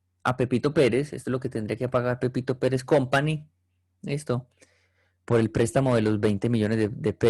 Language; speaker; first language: Spanish; native; Spanish